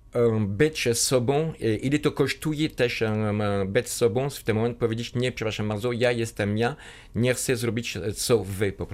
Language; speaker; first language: Polish; non-native, fluent; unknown